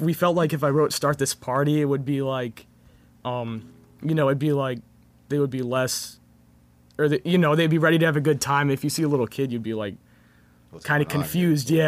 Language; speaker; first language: English; native; English